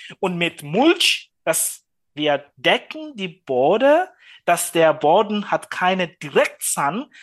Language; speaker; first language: German; non-native, learner; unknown